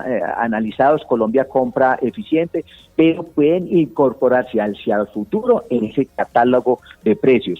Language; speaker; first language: Spanish; native; Spanish